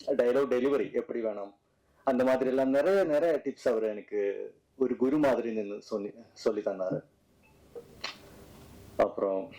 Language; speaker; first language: Tamil; non-native, learner; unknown